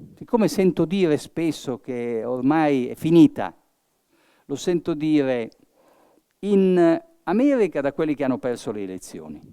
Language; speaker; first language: Italian; early bilingual, heritage; Italian